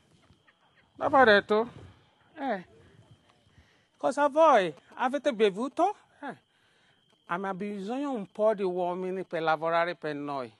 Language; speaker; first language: Italian; non-native, learner; Yoruba